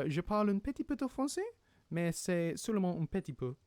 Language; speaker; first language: French; non-native, learner; English